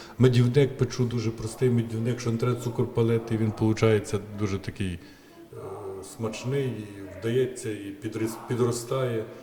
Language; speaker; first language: Ukrainian; native; Ukrainian